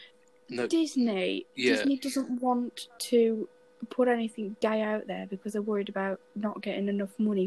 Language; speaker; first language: English; native; English